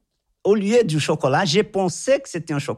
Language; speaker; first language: French; non-native, fluent; Portuguese